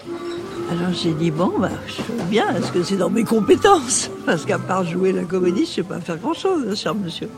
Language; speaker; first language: French; native; French